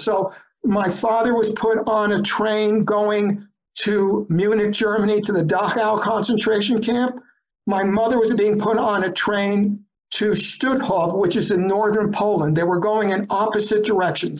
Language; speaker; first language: English; early bilingual, other home language; Yiddish